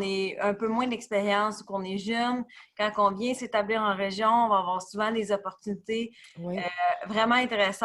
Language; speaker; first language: French; native; French